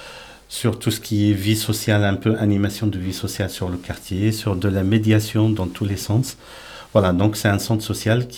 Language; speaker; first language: French; native; French